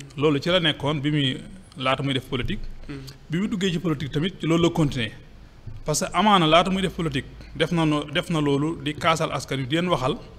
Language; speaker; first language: Wolof; native; Wolof